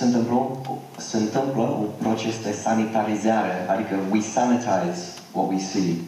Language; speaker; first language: Romanian; non-native, fluent; English